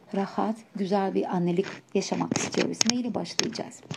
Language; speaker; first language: Turkish; non-native, fluent; Russian